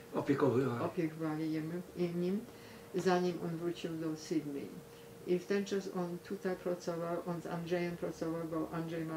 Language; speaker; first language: Polish; early bilingual, heritage; Polish